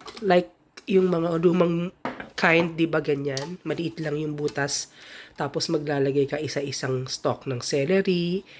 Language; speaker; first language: Filipino; native; Filipino